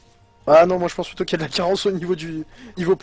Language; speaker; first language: French; native; French